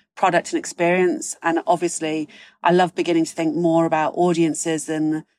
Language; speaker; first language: English; native; English